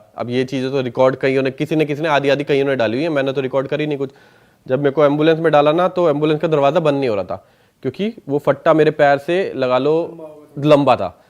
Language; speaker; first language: Hindi; non-native, local second language; Punjabi